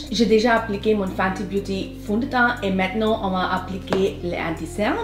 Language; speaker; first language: French; non-native, fluent; Hindi